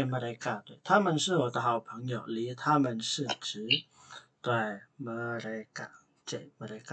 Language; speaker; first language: Chinese; non-native, fluent; Indonesian